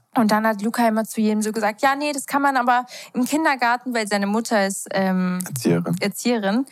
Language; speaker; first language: German; early bilingual, other home language; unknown